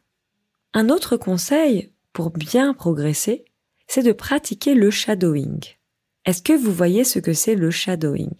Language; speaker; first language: French; native; French